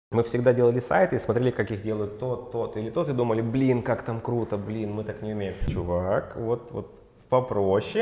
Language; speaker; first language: Russian; native; Russian